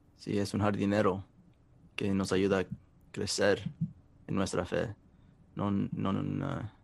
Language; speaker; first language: Spanish; non-native, fluent; English